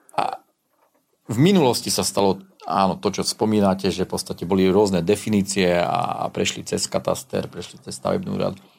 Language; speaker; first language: Slovak; non-native, local second language; Hungarian